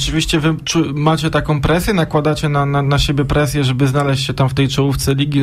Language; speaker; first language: Polish; native; Polish